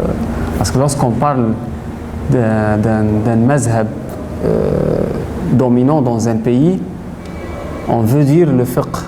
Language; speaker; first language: French; non-native, fluent; Arabic